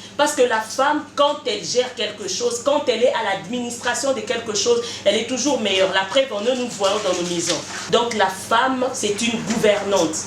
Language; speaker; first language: French; non-native, local second language; Lingala